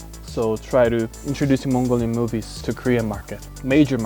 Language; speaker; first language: English; non-native, fluent; Korean